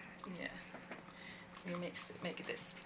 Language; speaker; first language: English; non-native, learner; Portuguese